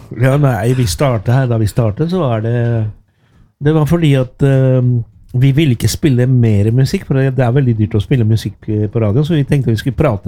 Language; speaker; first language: Norwegian; non-native, fluent; Spanish